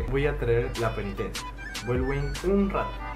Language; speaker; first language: Spanish; native; Spanish